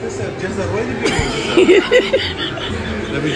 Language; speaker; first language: Arabic; native; Arabic